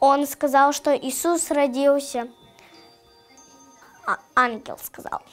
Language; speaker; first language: Russian; early bilingual, heritage; Russian